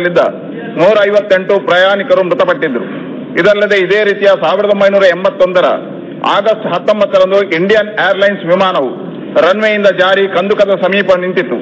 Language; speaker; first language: Kannada; native; Kannada